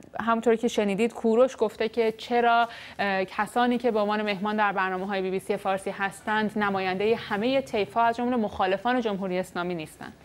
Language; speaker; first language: Persian; native; Persian